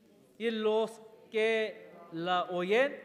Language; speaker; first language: Spanish; non-native, learner; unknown